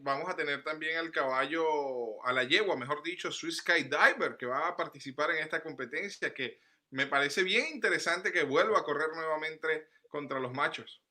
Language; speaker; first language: Spanish; native; Spanish